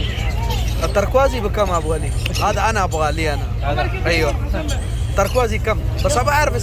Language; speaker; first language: Arabic; non-native, learner; Urdu